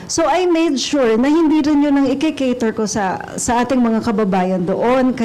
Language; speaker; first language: Filipino; native; Filipino